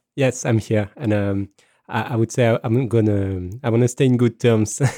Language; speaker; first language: English; non-native, fluent; French